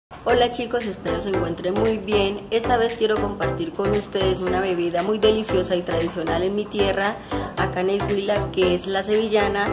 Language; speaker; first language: Spanish; native; Spanish